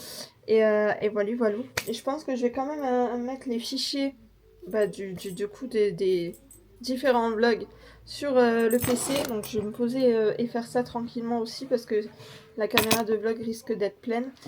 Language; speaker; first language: French; native; French